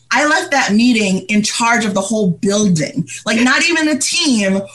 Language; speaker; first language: English; native; English